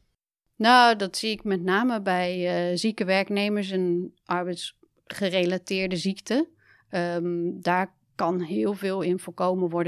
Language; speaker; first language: Dutch; native; Dutch